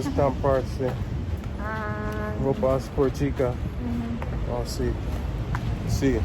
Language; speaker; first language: Spanish; non-native, learner; English